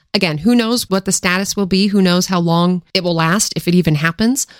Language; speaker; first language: English; native; English